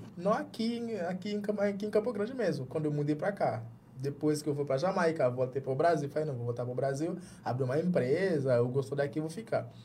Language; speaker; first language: Portuguese; non-native, fluent; Jamaican Creole English